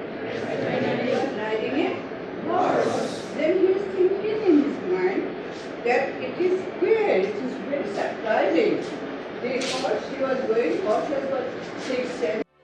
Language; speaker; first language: English; non-native, local second language; Assamese